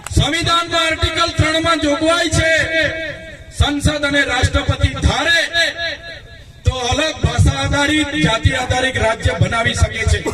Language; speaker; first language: Gujarati; non-native, local second language; Vasavi